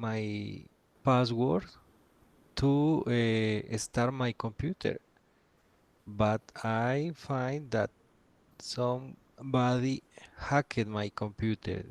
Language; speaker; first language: English; non-native, learner; Spanish